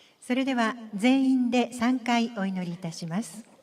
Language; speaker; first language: Japanese; native; Japanese